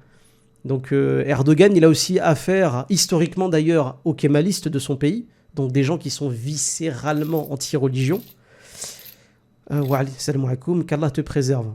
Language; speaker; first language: French; native; French